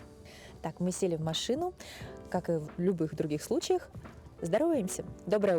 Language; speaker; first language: Russian; native; Russian